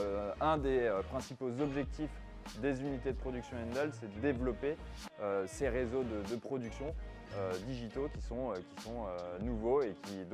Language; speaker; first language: French; native; French